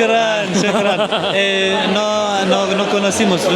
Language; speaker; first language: Spanish; non-native, learner; Arabic